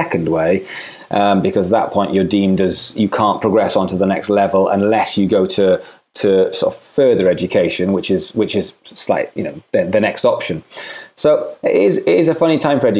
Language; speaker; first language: English; native; English